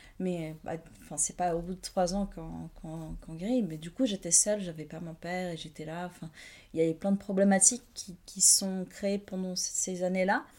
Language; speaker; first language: French; non-native, fluent; Portuguese